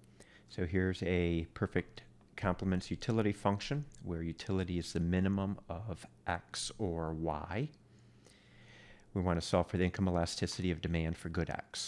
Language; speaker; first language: English; native; English